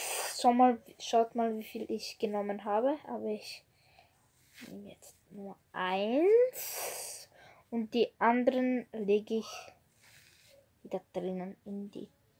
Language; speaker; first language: German; non-native, learner; Bulgarian